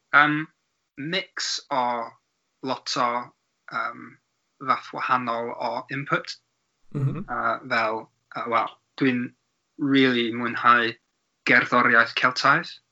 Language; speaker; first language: Welsh; non-native, learner; English